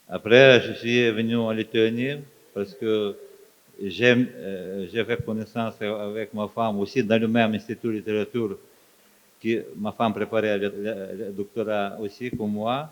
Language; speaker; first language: French; non-native, fluent; Ukrainian